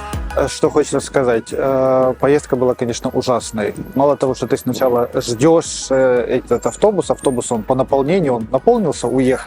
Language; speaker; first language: Russian; native; Russian